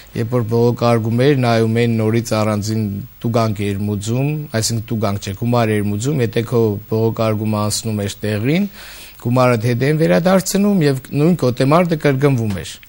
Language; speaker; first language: Armenian; native; Armenian